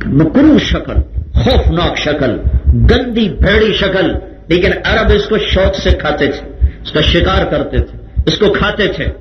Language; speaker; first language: Urdu; non-native, local second language; Punjabi